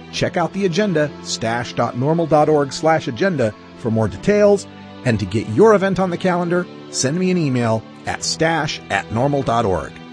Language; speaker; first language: English; native; English